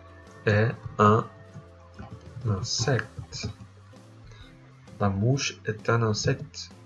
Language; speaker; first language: French; non-native, fluent; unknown